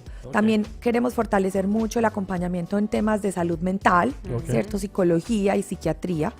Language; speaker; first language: Spanish; native; Spanish